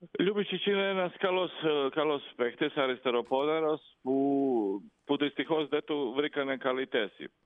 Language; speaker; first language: Greek; non-native, fluent; Croatian